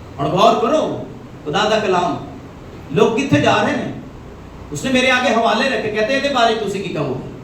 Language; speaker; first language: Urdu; non-native, local second language; Punjabi